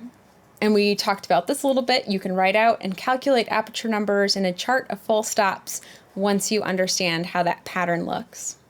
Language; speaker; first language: English; native; English